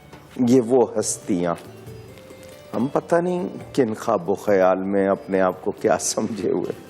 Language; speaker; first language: Urdu; native; Urdu